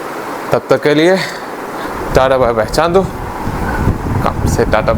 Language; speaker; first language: Hindi; native; Hindi